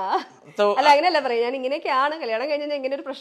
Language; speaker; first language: Malayalam; native; Malayalam